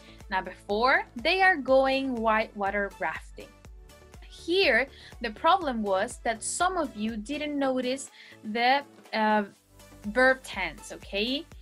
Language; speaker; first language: English; non-native, fluent; Spanish